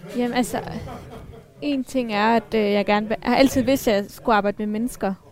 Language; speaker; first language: Danish; early bilingual, other home language; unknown